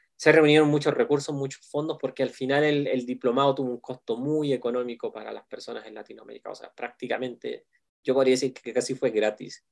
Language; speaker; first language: Spanish; native; Spanish